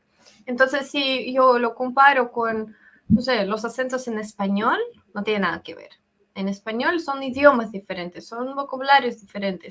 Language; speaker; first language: Spanish; non-native, fluent; Russian